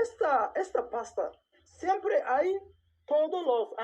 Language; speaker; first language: Spanish; non-native, learner; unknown